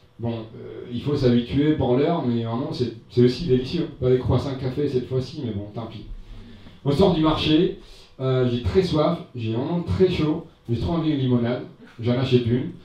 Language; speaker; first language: French; non-native, fluent; Spanish